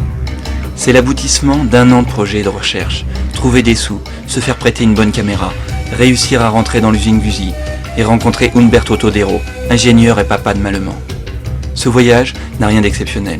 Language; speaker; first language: French; native; French